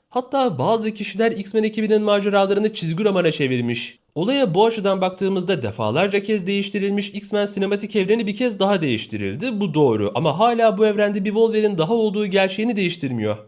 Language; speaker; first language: Turkish; native; Turkish